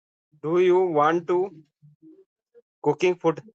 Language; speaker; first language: English; non-native, learner; Hindi